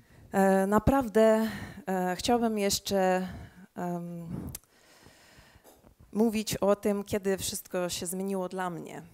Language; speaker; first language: Polish; early bilingual, heritage; Polish